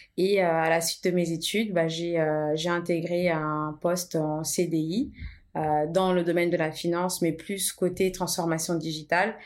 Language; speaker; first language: French; non-native, fluent; Portuguese